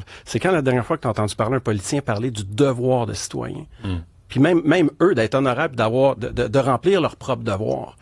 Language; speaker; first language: French; native; French